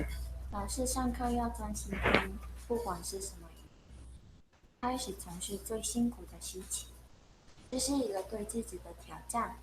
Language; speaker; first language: Chinese; non-native, fluent; Mongolian